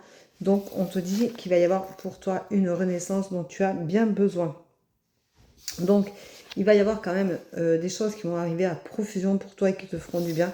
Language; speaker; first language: French; native; French